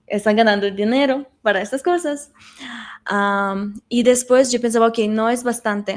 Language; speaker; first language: Spanish; non-native, fluent; Russian